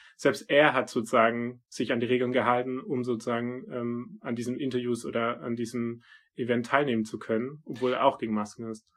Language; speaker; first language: German; native; German